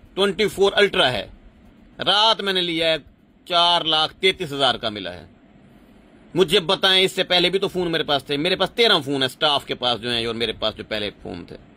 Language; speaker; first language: Urdu; non-native, local second language; Punjabi